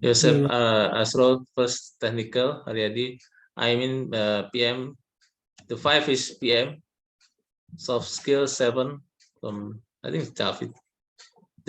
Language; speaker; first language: English; non-native, learner; Indonesian